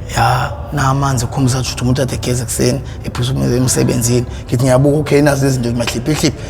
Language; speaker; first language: Zulu; native; Zulu